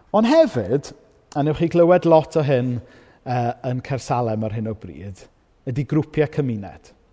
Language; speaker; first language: Welsh; native; Welsh